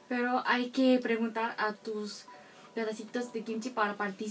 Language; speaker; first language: Spanish; non-native, fluent; Korean